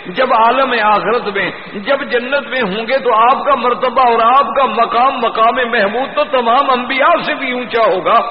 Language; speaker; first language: Urdu; non-native, local second language; Punjabi